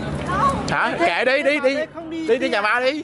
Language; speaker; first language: Vietnamese; native; Vietnamese